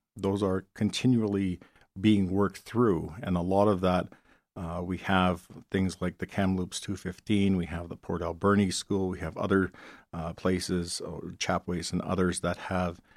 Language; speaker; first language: English; native; English